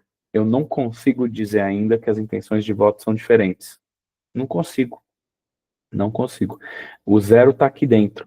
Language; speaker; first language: Portuguese; native; Portuguese